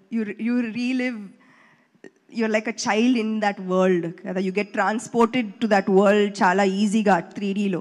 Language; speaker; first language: Telugu; non-native, fluent; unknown